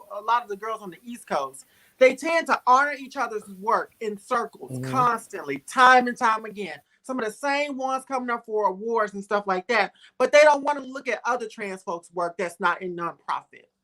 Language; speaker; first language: English; native; English